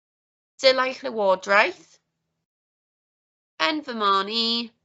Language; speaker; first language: Welsh; non-native, local second language; English